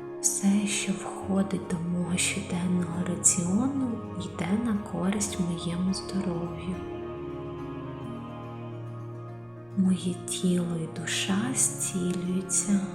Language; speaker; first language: Ukrainian; native; Ukrainian